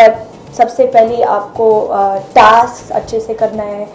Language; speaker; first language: Hindi; non-native, fluent; English